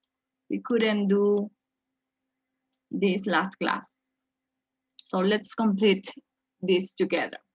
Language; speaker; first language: English; non-native, fluent; Spanish